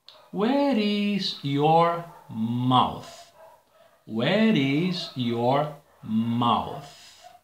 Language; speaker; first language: English; non-native, fluent; Portuguese